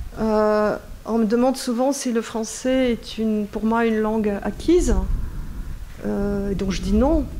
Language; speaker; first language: French; non-native, fluent; Russian